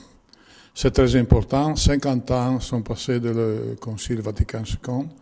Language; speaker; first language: French; non-native, learner; Italian